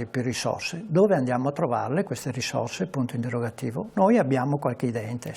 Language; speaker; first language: Italian; native; Italian